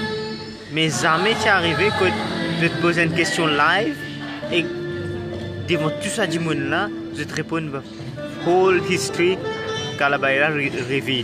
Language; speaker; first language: French; non-native, learner; Morisyen